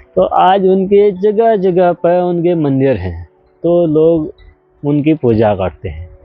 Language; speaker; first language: Hindi; native; Hindi